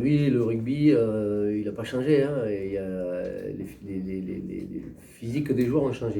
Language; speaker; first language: French; native; French